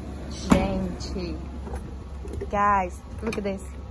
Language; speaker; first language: English; non-native, learner; Portuguese